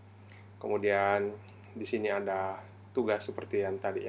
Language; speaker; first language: Indonesian; native; Indonesian